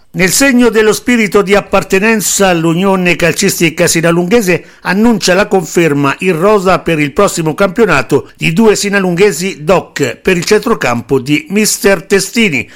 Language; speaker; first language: Italian; native; Italian